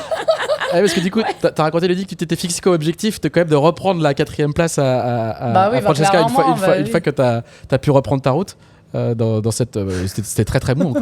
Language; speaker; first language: French; native; French